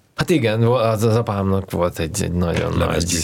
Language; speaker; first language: Hungarian; non-native, fluent; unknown